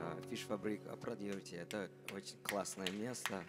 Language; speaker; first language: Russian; non-native, fluent; English